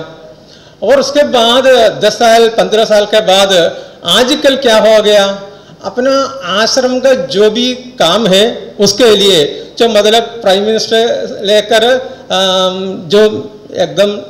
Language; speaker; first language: Hindi; non-native, local second language; Malayalam